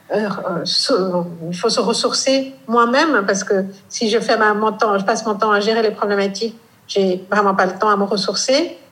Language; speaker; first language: French; non-native, fluent; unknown